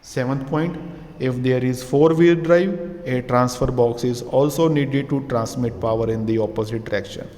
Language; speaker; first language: English; non-native, local second language; Punjabi